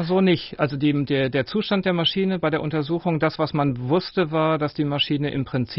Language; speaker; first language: German; native; German